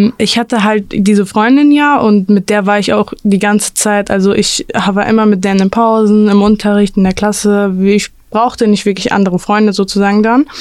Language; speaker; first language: German; early bilingual, other home language; Arabic